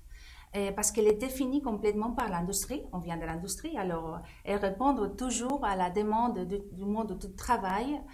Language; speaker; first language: French; non-native, fluent; Spanish